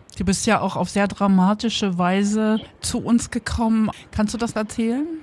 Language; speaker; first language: German; native; German